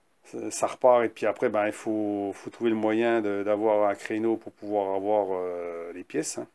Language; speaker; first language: French; native; French